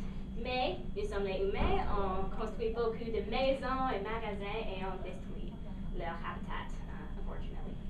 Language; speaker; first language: French; non-native, local second language; English